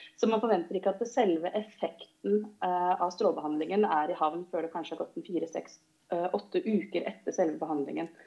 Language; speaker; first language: Norwegian; native; Norwegian